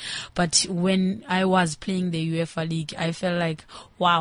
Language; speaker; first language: English; non-native, local second language; Zulu